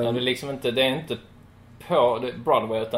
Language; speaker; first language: Swedish; native; Swedish